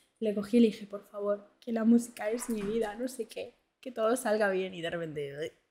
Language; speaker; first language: Spanish; early bilingual, other home language; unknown